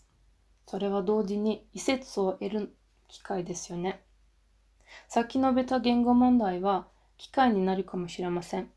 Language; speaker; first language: Japanese; non-native, fluent; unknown